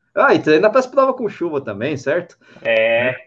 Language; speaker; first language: Portuguese; native; Portuguese